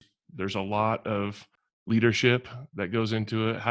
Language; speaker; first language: English; native; English